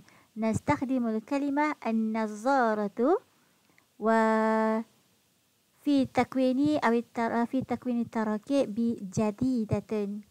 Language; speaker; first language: Arabic; non-native, fluent; Malay